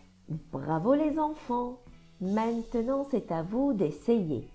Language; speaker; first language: French; non-native, local second language; Arabic